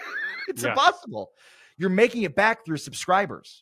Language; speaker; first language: English; native; English